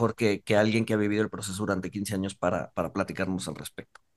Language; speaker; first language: Spanish; native; Spanish